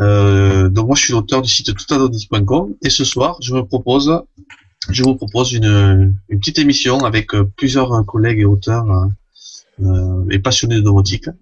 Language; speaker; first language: French; native; French